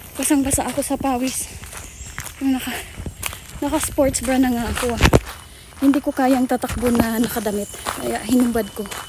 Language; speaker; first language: Filipino; non-native, local second language; Cebuano